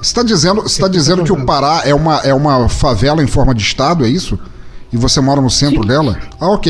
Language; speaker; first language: Portuguese; native; Portuguese